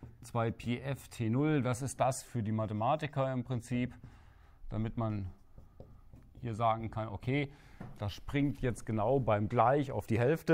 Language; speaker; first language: German; native; German